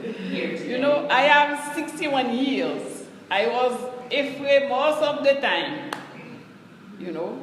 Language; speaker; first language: English; non-native, learner; Haitian Creole